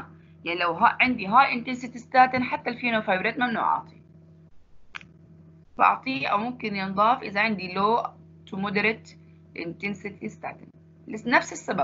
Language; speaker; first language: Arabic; native; Arabic